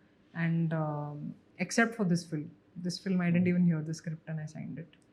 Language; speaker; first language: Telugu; non-native, fluent; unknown